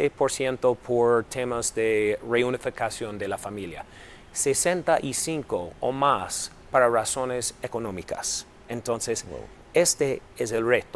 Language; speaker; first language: Spanish; non-native, fluent; English